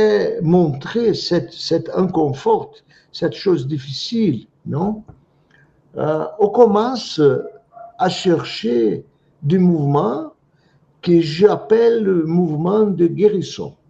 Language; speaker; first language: French; non-native, fluent; Portuguese